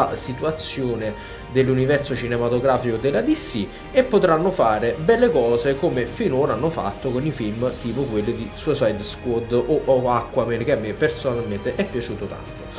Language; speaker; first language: Italian; native; Italian